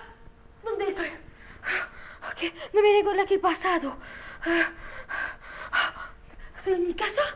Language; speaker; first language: Spanish; non-native, learner; French